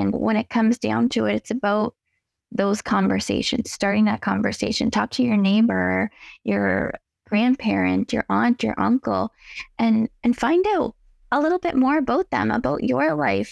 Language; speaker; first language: English; native; English